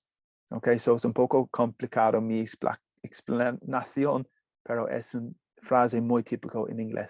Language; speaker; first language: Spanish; non-native, learner; English